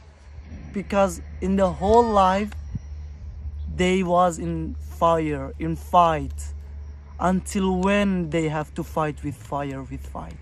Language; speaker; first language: English; non-native, fluent; Persian